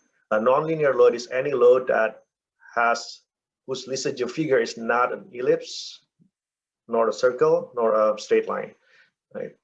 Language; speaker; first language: English; non-native, fluent; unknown